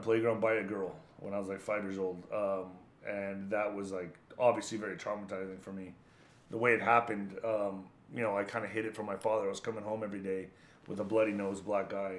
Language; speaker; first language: English; native; English